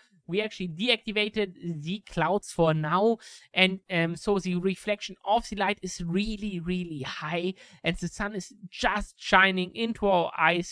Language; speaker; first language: English; non-native, fluent; German